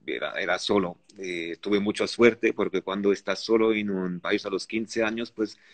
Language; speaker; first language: Spanish; non-native, fluent; Arabic